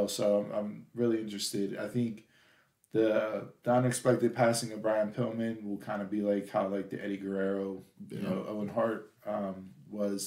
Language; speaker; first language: English; native; English